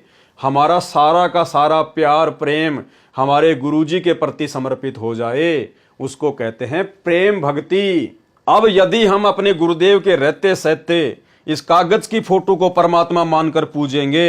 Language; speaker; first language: Hindi; native; Hindi